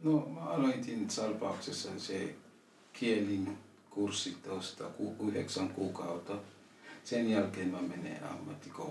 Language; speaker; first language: Finnish; non-native, local second language; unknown